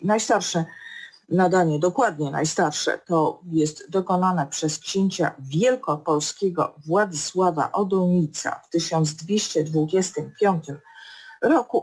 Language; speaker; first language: Polish; native; Polish